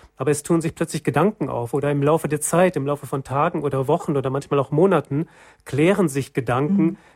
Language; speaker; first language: German; native; German